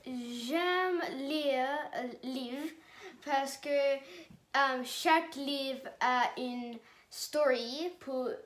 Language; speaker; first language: French; non-native, learner; English